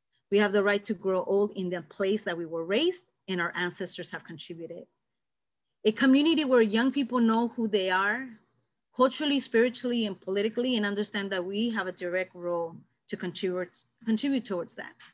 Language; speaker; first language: English; native; English